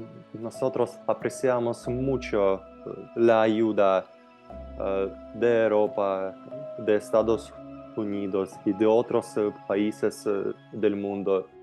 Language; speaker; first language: Spanish; non-native, fluent; Ukrainian